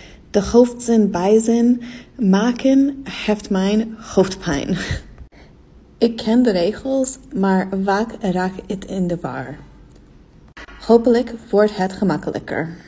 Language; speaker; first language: Dutch; non-native, learner; English